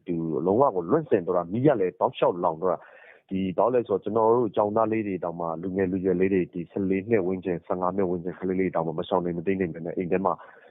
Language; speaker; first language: Burmese; native; Burmese